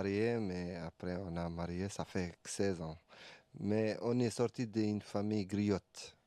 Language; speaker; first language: French; non-native, local second language; Arabic